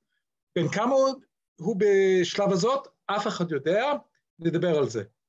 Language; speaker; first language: Hebrew; non-native, fluent; English